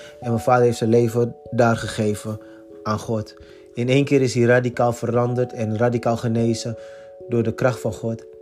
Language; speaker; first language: Dutch; native; Dutch